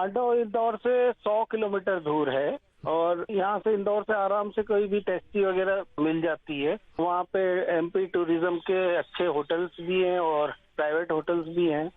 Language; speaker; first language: Hindi; native; Hindi